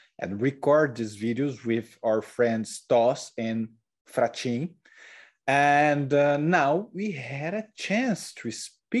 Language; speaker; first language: English; non-native, learner; Portuguese